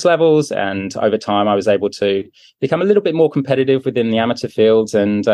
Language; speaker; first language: English; native; English